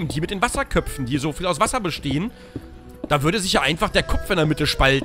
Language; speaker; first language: German; native; German